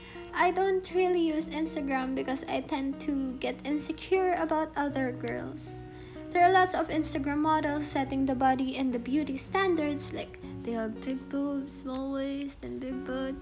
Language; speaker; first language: English; non-native, local second language; Filipino